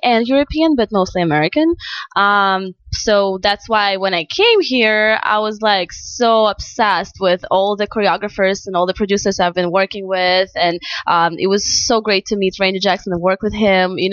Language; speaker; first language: English; non-native, fluent; Russian